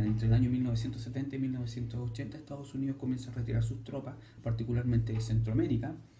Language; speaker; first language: Spanish; native; Spanish